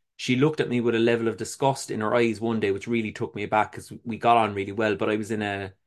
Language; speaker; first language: English; native; English